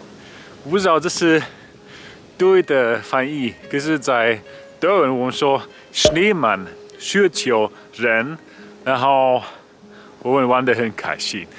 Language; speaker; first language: Chinese; non-native, learner; German